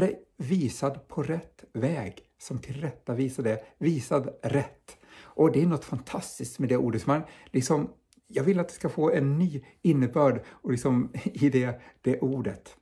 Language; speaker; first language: Swedish; native; Swedish